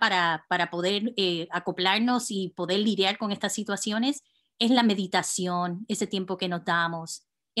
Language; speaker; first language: Spanish; native; Spanish